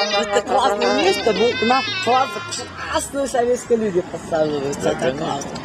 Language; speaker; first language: Russian; non-native, local second language; Uzbek